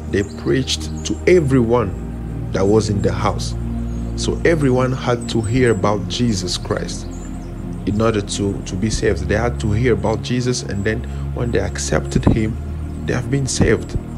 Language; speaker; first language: English; non-native, fluent; French